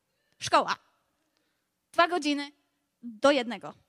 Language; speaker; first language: Polish; non-native, learner; English